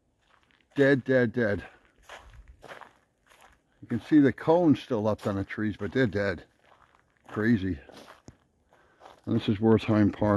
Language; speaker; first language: English; native; English